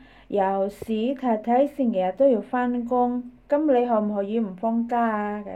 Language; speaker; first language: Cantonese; non-native, fluent; Indonesian